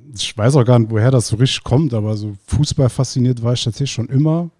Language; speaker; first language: German; non-native, fluent; Icelandic